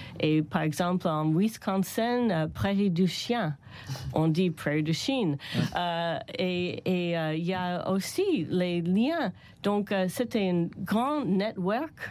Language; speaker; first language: French; non-native, learner; English